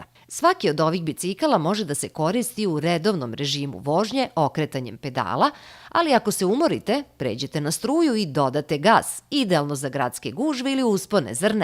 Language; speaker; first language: Serbian; native; Serbian